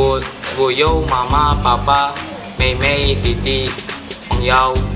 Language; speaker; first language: Chinese; non-native, learner; Indonesian